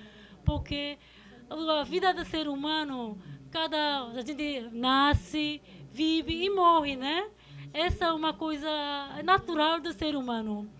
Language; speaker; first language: Portuguese; non-native, fluent; Korean